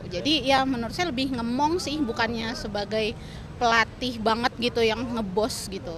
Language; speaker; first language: Indonesian; native; Indonesian